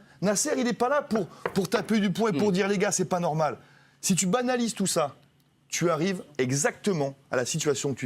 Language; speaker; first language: French; native; French